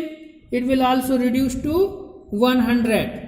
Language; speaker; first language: English; non-native, local second language; Hindi